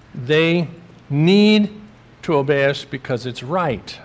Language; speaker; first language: English; native; English